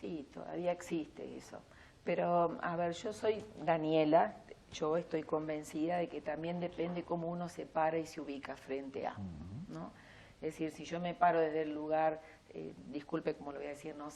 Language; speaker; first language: Spanish; native; Spanish